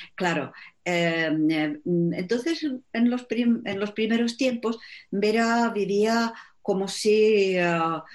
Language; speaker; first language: Spanish; non-native, fluent; Czech